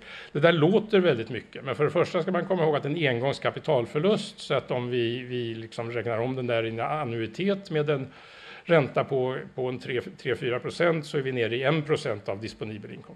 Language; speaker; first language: Swedish; native; Swedish